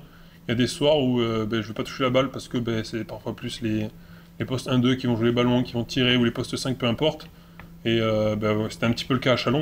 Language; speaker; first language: French; native; French